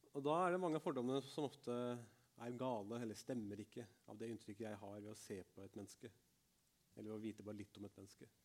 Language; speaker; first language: Norwegian; early bilingual, other home language; Urdu